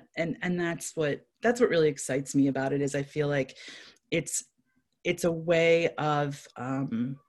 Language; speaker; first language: English; native; English